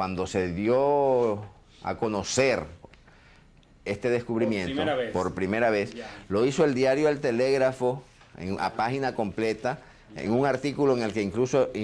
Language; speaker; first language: Spanish; native; Spanish